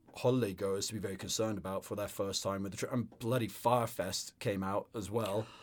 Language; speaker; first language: English; native; English